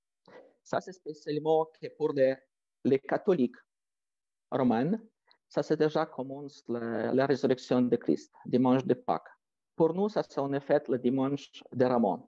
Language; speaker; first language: French; non-native, fluent; Ukrainian